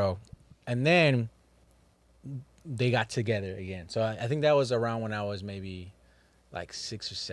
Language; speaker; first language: English; native; English